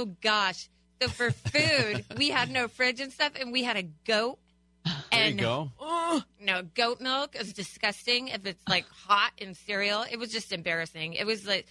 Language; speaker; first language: English; native; English